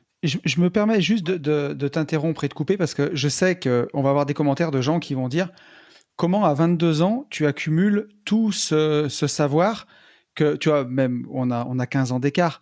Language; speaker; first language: French; native; French